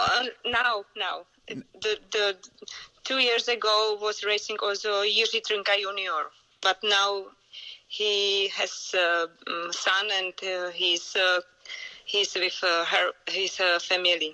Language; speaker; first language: English; non-native, learner; Czech